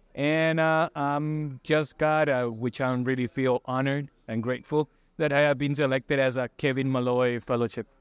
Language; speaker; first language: English; non-native, fluent; Spanish